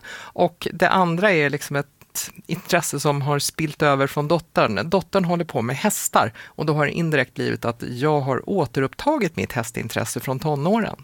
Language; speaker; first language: Swedish; native; Swedish